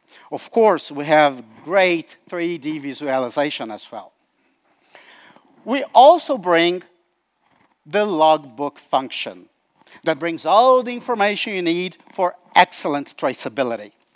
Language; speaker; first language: English; non-native, fluent; Portuguese